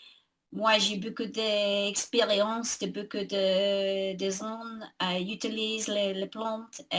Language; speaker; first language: French; non-native, learner; English